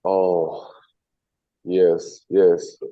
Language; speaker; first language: English; non-native, learner; Chinese